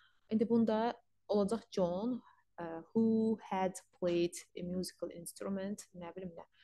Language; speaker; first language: English; non-native, fluent; Azerbaijani